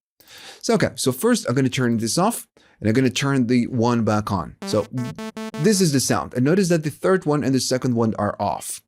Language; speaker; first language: English; non-native, fluent; Spanish